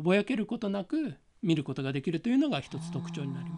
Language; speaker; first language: Japanese; native; Japanese